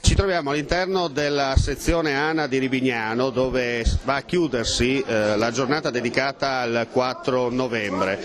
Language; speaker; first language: Italian; native; Italian